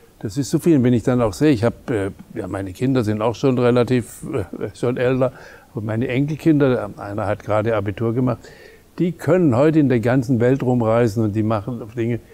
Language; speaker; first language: German; native; German